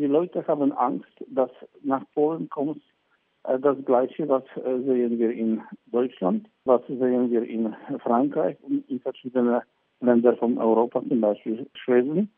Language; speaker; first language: German; non-native, fluent; Polish